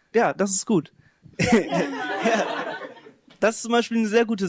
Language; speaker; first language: German; non-native, learner; Vietnamese